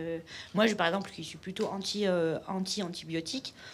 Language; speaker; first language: French; native; French